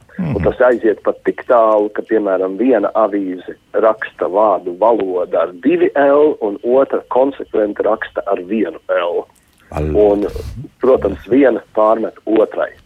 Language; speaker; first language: Latvian; native; Latvian